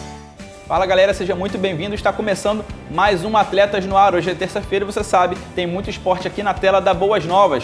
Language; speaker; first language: Portuguese; native; Portuguese